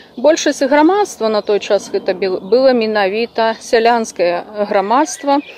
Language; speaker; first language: Belarusian; non-native, local second language; Russian